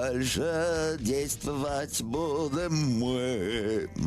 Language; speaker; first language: Russian; non-native, learner; English